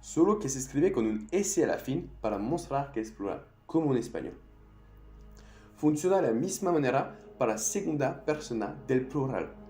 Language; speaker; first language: Spanish; non-native, fluent; French